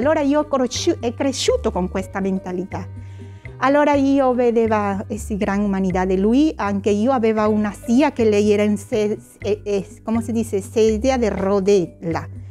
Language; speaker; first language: Italian; non-native, learner; Spanish